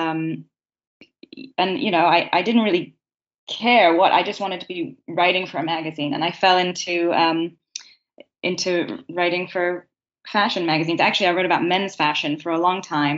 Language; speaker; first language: English; native; English